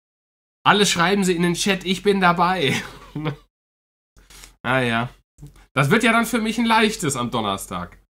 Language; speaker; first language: German; native; German